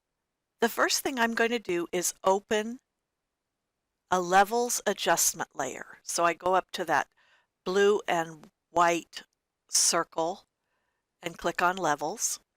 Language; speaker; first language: English; native; English